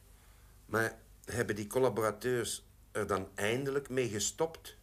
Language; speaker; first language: Dutch; native; Dutch